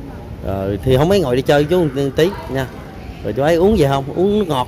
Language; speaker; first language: Vietnamese; native; Vietnamese